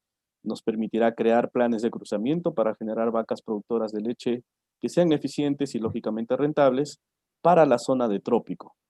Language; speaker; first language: Spanish; native; Spanish